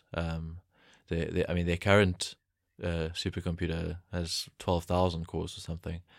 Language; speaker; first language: English; native; English